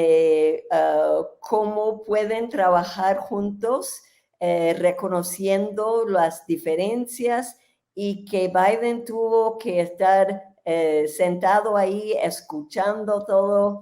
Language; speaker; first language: Spanish; non-native, fluent; English